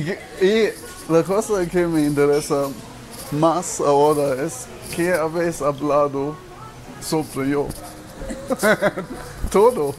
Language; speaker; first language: Spanish; non-native, learner; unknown